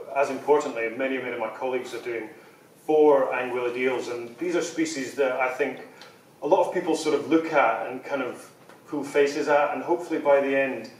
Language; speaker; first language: English; native; English